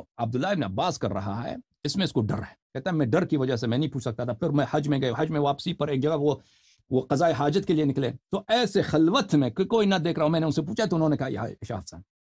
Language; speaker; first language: Urdu; non-native, fluent; Persian